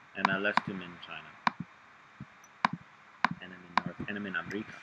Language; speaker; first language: Arabic; non-native, learner; English